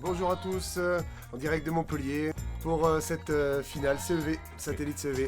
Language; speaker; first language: French; native; French